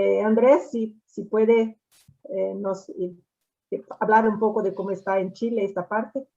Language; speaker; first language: Spanish; non-native, fluent; Portuguese